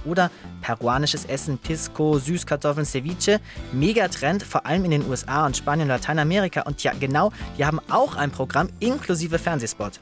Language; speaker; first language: German; native; German